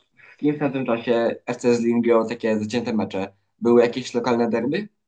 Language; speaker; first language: Polish; native; Polish